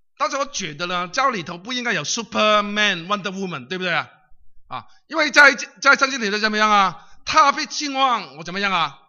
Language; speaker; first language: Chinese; non-native, local second language; Cantonese